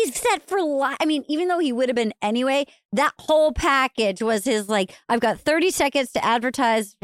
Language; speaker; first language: English; native; English